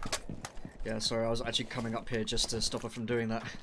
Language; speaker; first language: English; native; English